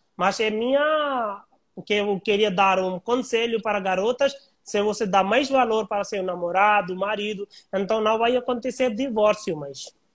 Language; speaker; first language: Portuguese; non-native, learner; Hindi